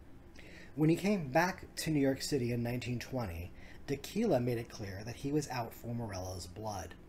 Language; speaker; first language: English; native; English